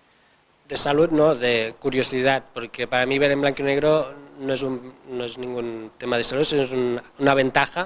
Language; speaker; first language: Spanish; non-native, local second language; Catalan